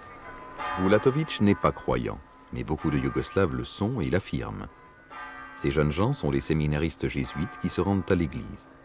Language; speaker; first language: French; native; French